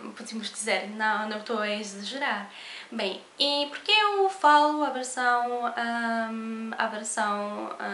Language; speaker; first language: Portuguese; non-native, fluent; Polish